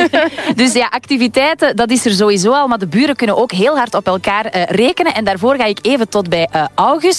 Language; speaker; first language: Dutch; native; Dutch